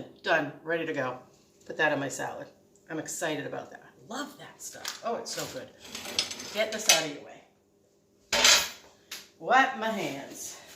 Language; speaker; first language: English; native; English